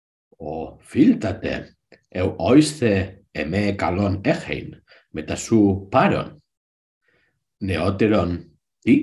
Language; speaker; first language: Greek; non-native, learner; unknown